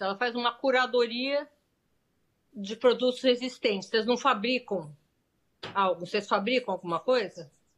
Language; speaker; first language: Portuguese; native; Portuguese